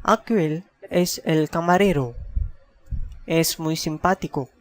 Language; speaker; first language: Spanish; non-native, fluent; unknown